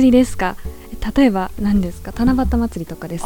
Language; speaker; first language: Japanese; native; Japanese